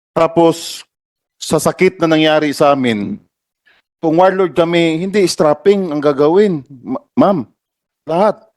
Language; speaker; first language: Filipino; non-native, local second language; Cebuano